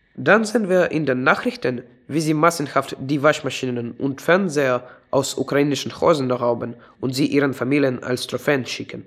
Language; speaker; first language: German; non-native, fluent; Russian